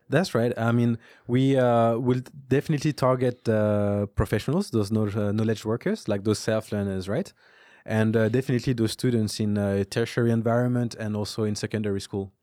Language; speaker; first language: English; non-native, fluent; French